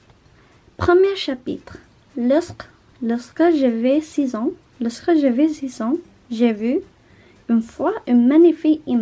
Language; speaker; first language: French; non-native, learner; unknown